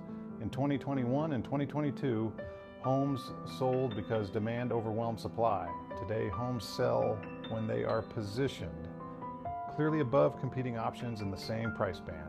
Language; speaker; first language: English; native; English